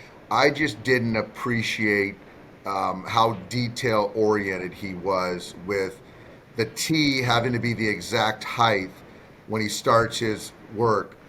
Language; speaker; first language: English; native; English